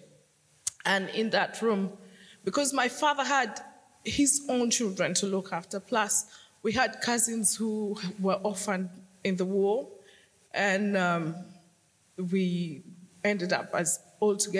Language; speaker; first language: English; non-native, local second language; Acoli